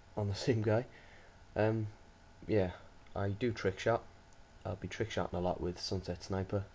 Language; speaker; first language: English; native; English